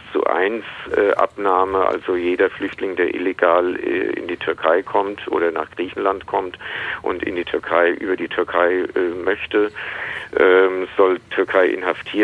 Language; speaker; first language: German; native; German